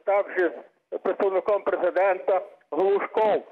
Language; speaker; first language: Ukrainian; native; Ukrainian